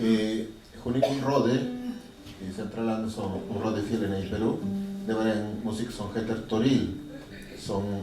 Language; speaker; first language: Norwegian; non-native, learner; Spanish